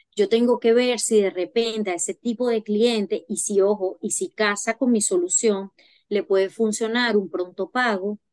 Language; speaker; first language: Spanish; native; Spanish